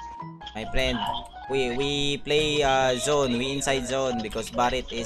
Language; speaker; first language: English; non-native, local second language; Filipino